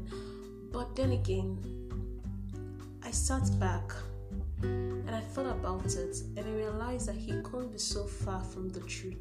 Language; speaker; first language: English; non-native, local second language; Igbo